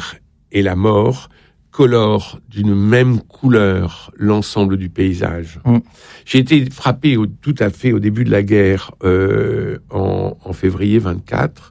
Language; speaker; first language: French; native; French